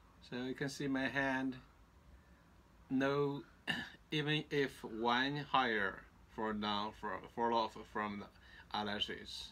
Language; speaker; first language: English; non-native, learner; Chinese